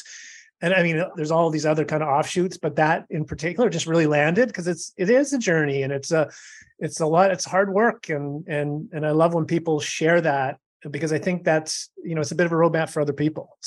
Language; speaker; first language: English; native; English